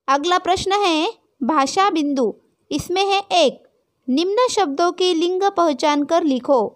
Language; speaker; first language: Hindi; non-native, local second language; Marathi